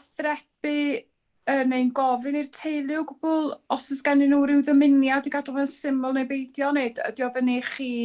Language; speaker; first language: Welsh; native; Welsh